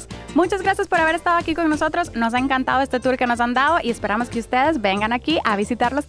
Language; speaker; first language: Spanish; native; Spanish